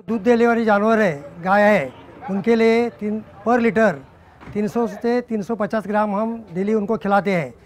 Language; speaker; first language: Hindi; non-native, local second language; Marathi